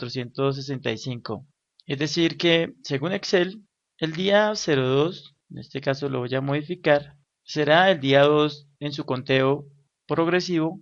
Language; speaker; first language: Spanish; native; Spanish